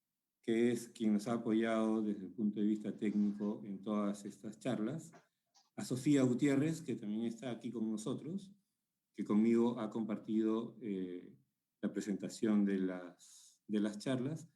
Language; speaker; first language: Spanish; native; Spanish